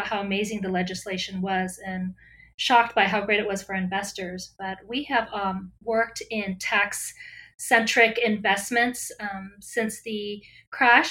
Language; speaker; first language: English; native; English